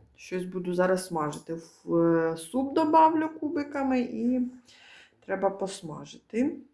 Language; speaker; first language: Ukrainian; native; Ukrainian